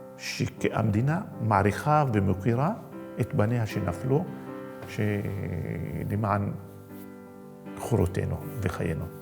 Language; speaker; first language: Hebrew; non-native, local second language; Arabic